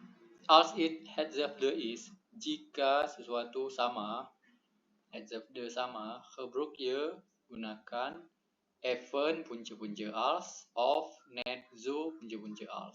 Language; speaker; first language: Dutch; non-native, learner; Indonesian